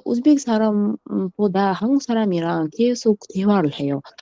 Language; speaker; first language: Korean; non-native, learner; Uzbek